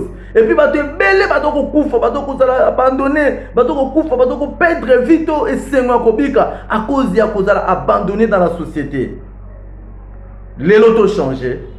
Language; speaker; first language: French; non-native, local second language; Lingala